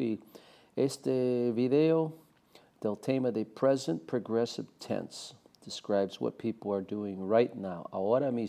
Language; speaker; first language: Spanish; non-native, fluent; English